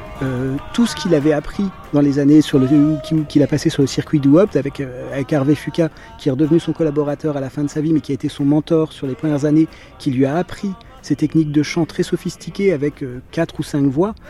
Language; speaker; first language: French; native; French